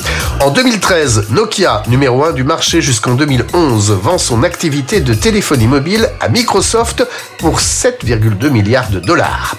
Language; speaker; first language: French; native; French